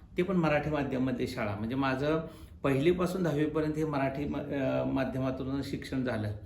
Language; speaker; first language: Marathi; native; Marathi